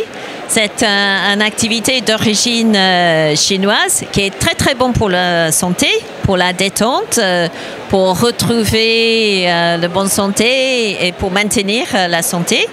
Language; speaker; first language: French; non-native, fluent; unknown